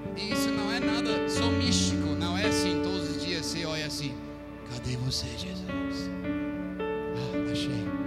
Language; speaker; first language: Portuguese; non-native, fluent; English